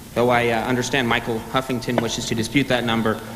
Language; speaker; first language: English; native; English